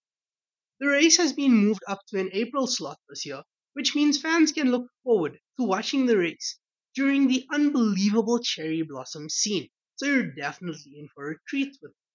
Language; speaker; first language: English; native; English